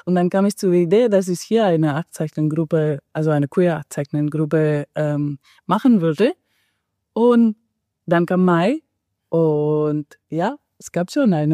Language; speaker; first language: German; non-native, fluent; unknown